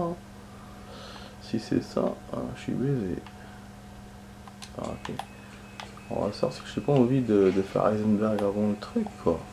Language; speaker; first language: French; native; French